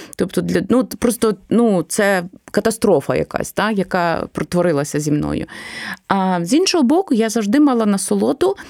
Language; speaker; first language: Ukrainian; native; Ukrainian